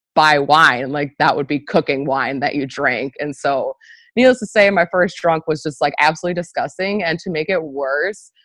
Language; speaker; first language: English; native; English